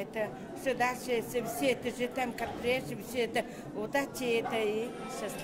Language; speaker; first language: Russian; non-native, learner; Mongolian